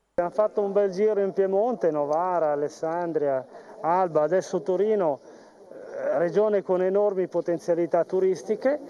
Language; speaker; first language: Italian; native; Italian